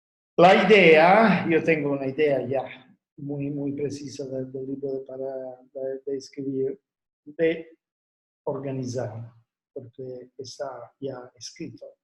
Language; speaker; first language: Spanish; non-native, learner; Italian